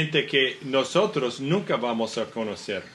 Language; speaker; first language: Spanish; non-native, learner; English